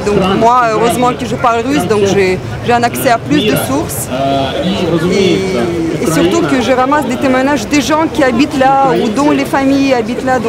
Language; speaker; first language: French; non-native, fluent; Russian